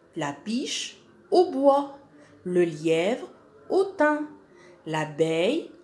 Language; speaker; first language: French; non-native, local second language; Arabic